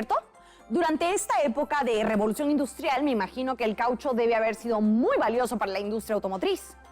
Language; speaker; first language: Spanish; native; Spanish